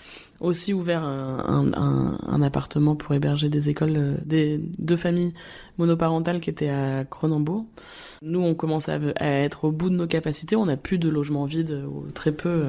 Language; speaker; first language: French; native; French